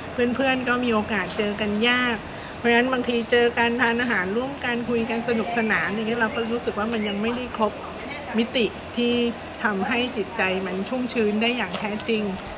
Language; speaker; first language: Thai; native; Thai